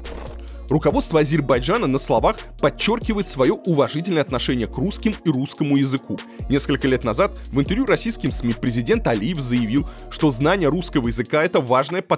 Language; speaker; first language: Russian; native; Russian